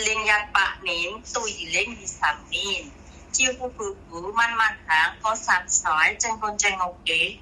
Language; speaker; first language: Chinese; non-native, learner; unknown